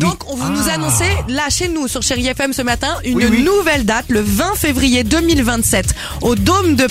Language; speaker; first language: French; native; French